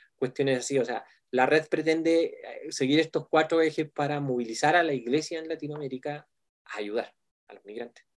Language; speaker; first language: Spanish; native; Spanish